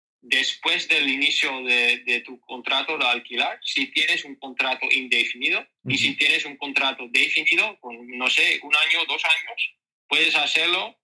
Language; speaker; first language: Spanish; non-native, learner; Dutch